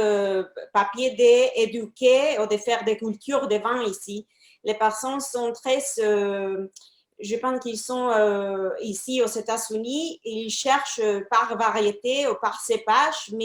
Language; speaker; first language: French; non-native, fluent; Spanish